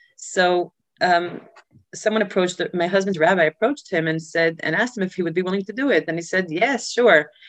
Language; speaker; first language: English; early bilingual, other home language; Hebrew